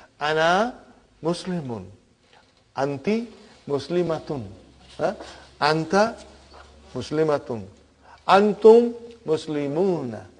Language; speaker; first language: Arabic; non-native, fluent; Urdu